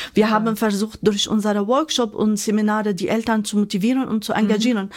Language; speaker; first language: German; non-native, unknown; Arabic